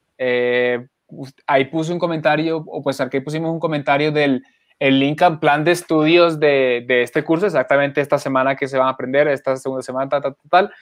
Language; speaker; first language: Spanish; native; Spanish